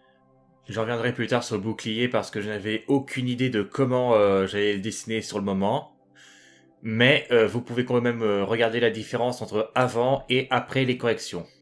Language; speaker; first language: French; native; French